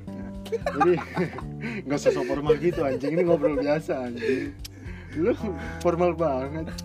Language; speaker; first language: Indonesian; native; Indonesian